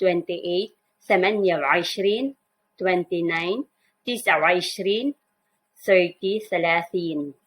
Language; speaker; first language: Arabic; non-native, learner; Filipino